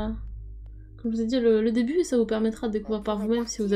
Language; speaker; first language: French; native; French